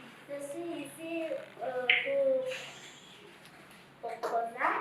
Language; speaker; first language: French; non-native, learner; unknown